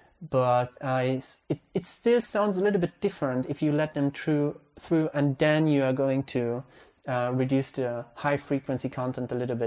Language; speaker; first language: English; non-native, fluent; Hungarian